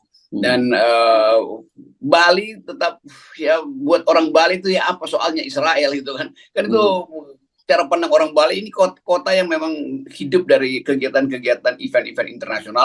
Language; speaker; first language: Indonesian; native; Indonesian